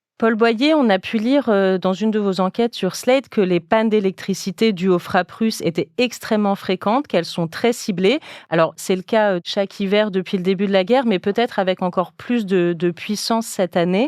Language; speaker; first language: French; native; French